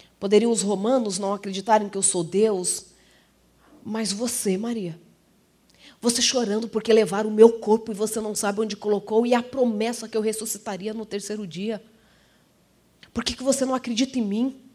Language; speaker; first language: Portuguese; native; Portuguese